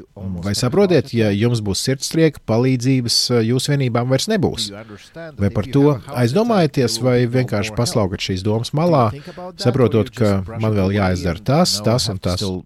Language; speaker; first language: Latvian; native; Latvian